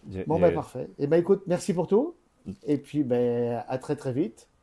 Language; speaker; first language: French; native; French